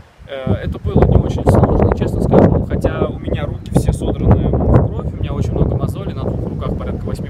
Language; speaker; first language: Russian; native; Russian